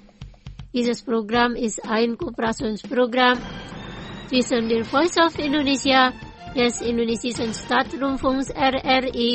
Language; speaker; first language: German; non-native, fluent; Indonesian